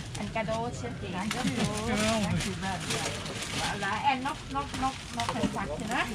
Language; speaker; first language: Dutch; non-native, learner; Thai